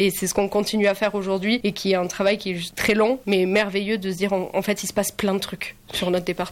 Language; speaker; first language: French; native; French